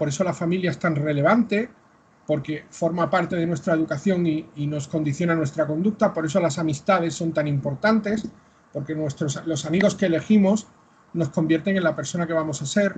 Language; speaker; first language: Spanish; native; Spanish